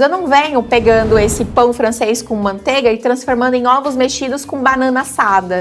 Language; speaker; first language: Portuguese; native; Portuguese